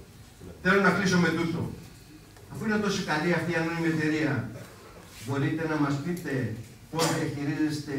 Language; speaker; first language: Greek; native; Greek